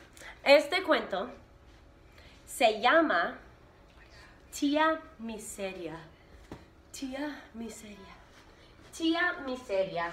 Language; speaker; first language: Spanish; non-native, fluent; English